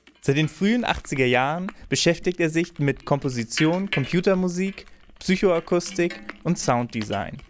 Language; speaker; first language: German; native; German